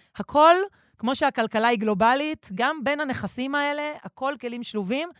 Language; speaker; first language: Hebrew; native; Hebrew